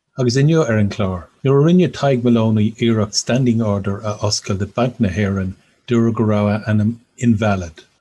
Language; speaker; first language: Irish; non-native, local second language; English